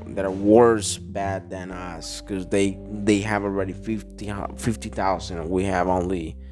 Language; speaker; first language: English; non-native, fluent; Spanish